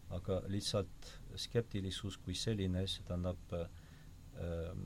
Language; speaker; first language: Estonian; non-native, fluent; French